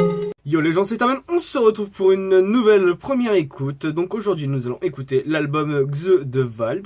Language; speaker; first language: French; native; French